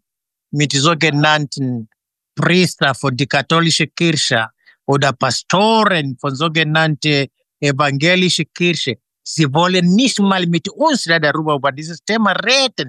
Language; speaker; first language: German; non-native, fluent; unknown